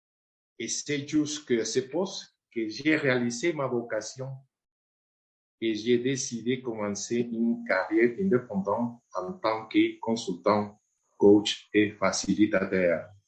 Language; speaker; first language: French; non-native, fluent; Spanish